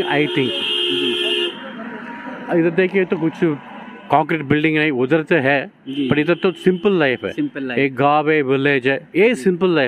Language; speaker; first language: Hindi; non-native, local second language; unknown